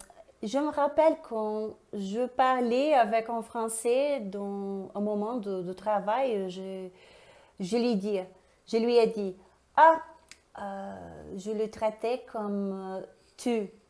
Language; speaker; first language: French; non-native, fluent; Portuguese